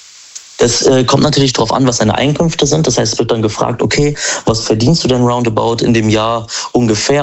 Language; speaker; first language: German; native; German